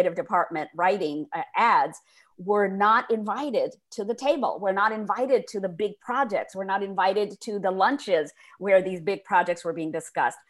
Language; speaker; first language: English; early bilingual, other home language; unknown